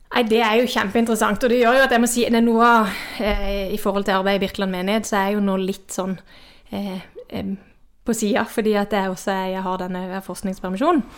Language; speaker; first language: Norwegian; native; Norwegian